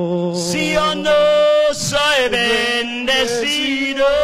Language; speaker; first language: Spanish; non-native, learner; English